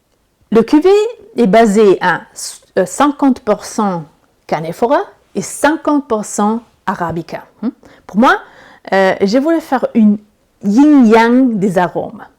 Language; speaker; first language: French; non-native, learner; Italian